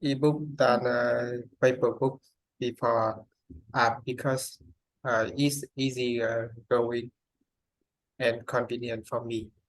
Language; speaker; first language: English; non-native, learner; Vietnamese